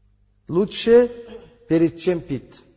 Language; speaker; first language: Russian; non-native, learner; Uzbek